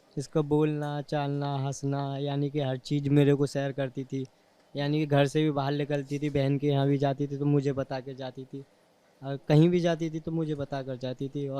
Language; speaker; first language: Hindi; native; Hindi